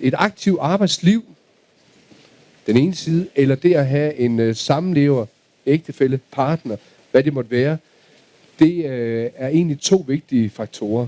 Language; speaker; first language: Danish; native; Danish